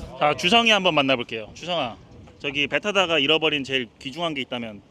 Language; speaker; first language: Korean; native; Korean